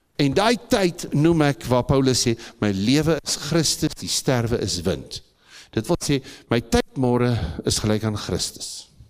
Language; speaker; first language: Afrikaans; native; Afrikaans